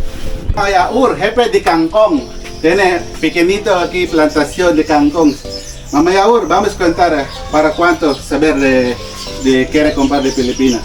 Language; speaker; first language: Spanish; non-native, learner; Filipino